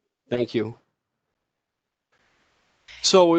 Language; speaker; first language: English; native; English